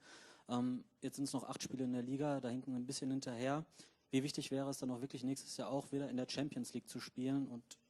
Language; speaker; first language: German; native; German